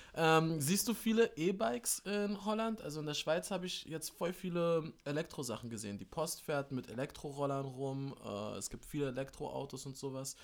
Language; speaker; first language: German; native; German